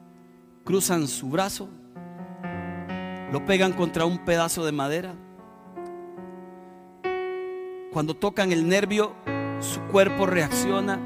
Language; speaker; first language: Spanish; native; Spanish